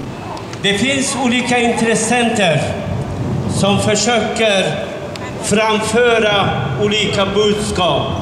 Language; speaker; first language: Swedish; non-native, fluent; Persian